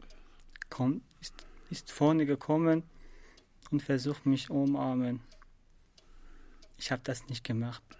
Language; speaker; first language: German; non-native, learner; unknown